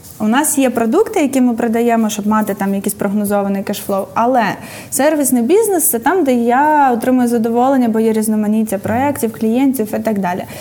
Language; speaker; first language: Ukrainian; native; Ukrainian